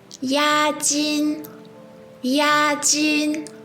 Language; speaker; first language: Chinese; non-native, fluent; French